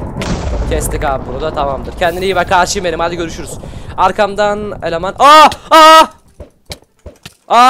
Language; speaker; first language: Turkish; native; Turkish